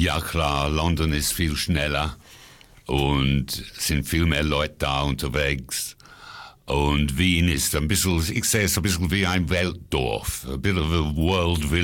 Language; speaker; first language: German; non-native, fluent; English